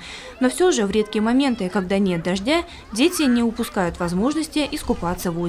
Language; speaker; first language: Russian; native; Russian